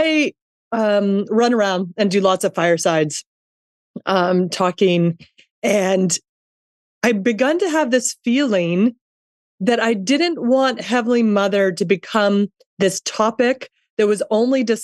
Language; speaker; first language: English; native; English